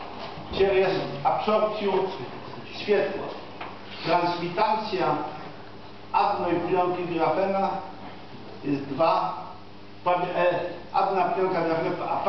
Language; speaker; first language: Russian; non-native, fluent; Polish